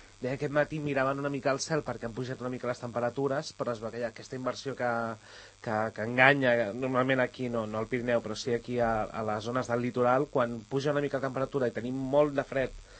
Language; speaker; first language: Catalan; native; Catalan